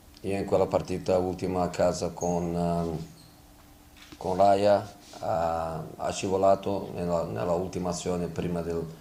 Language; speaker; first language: Italian; non-native, fluent; Portuguese